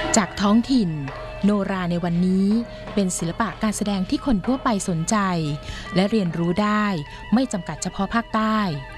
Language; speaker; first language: Thai; native; Thai